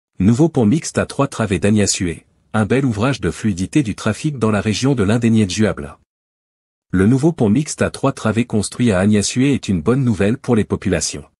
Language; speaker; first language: French; native; French